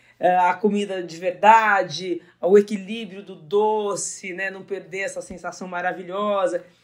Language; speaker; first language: Portuguese; native; Portuguese